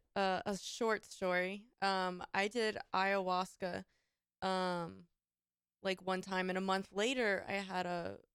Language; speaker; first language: English; native; English